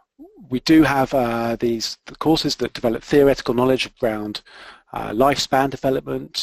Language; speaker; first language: English; native; English